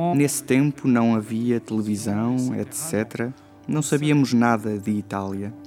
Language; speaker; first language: Portuguese; non-native, fluent; Luxembourgish